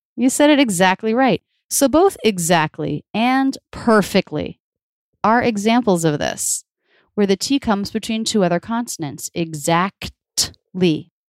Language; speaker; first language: English; native; English